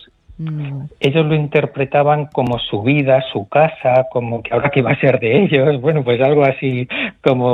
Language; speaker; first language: Spanish; native; Spanish